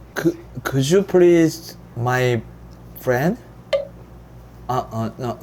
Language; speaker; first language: English; non-native, learner; Korean